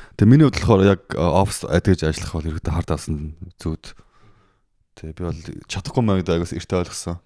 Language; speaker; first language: Mongolian; early bilingual, heritage; Mongolian